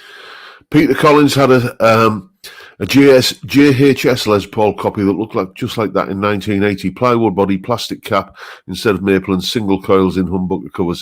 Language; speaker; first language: English; native; English